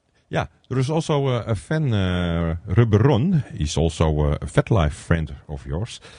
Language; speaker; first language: English; non-native, learner; Dutch